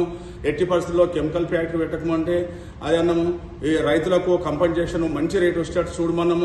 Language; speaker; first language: Telugu; native; Telugu